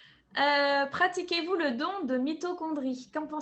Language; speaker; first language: French; native; French